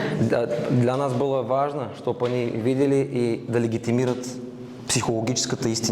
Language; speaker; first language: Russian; non-native, learner; Bulgarian